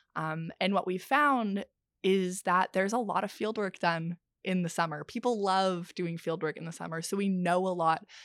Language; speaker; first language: English; native; English